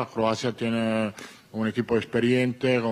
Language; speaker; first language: Spanish; non-native, fluent; Italian